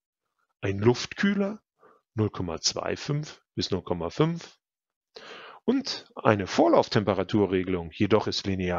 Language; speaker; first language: German; native; German